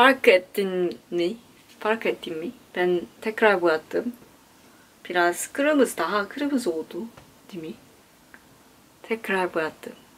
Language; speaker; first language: Turkish; non-native, learner; Korean